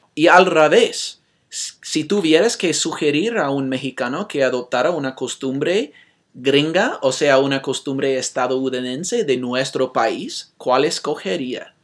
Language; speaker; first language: Spanish; non-native, fluent; English